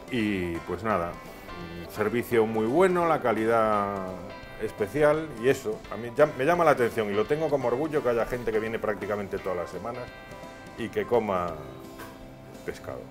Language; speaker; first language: Spanish; native; Spanish